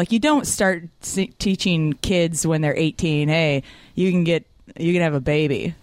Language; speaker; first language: English; native; English